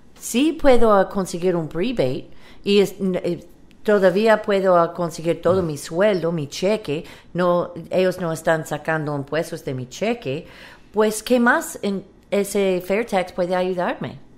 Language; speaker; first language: Spanish; non-native, learner; English